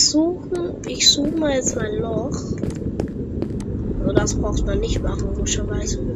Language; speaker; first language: German; native; German